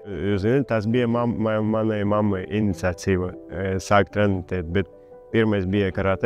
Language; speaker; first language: Latvian; non-native, local second language; Russian